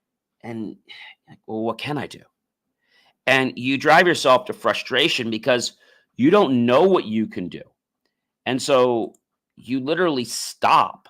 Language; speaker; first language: English; native; English